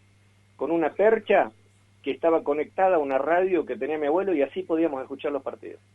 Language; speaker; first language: Spanish; native; Spanish